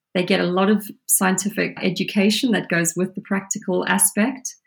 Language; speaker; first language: English; native; English